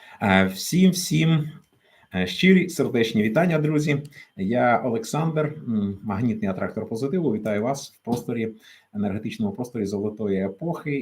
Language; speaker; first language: Ukrainian; native; Ukrainian